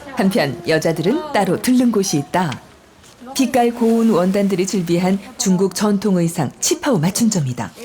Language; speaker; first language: Korean; native; Korean